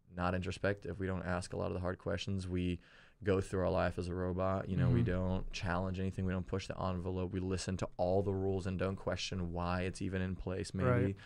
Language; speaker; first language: English; early bilingual, other home language; German